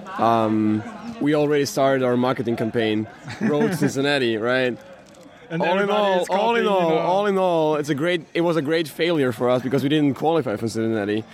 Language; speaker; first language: English; non-native, fluent; German